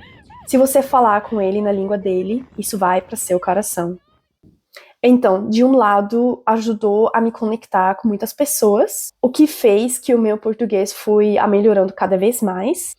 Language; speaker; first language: Portuguese; non-native, fluent; German